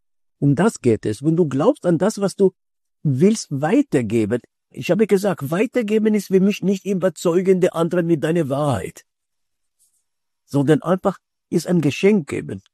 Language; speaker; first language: German; non-native, fluent; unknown